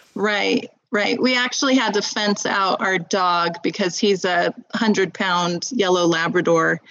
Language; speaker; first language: English; native; English